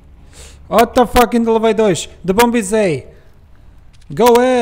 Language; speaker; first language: English; non-native, learner; Portuguese